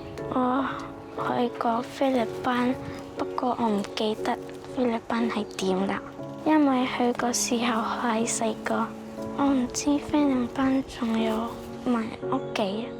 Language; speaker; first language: Cantonese; early bilingual, other home language; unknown